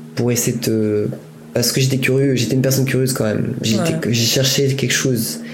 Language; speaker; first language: French; native; French